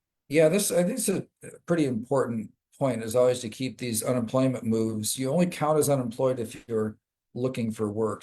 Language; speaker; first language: English; native; English